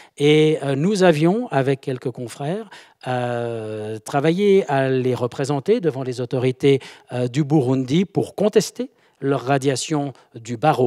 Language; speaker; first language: French; native; French